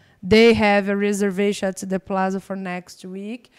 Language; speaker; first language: English; non-native, fluent; Portuguese